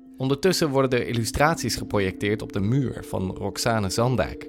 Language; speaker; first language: Dutch; native; Dutch